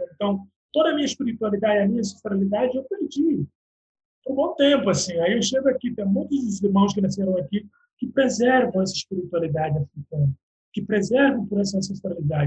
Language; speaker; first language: Portuguese; non-native, local second language; Upper Guinea Crioulo